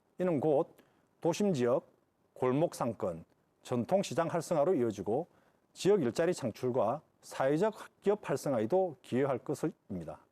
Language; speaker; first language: Korean; native; Korean